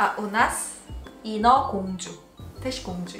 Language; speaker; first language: Polish; non-native, learner; Korean